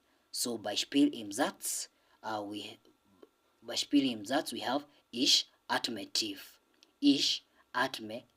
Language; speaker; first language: German; non-native, learner; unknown